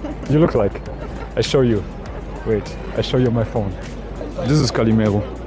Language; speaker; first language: English; non-native, fluent; German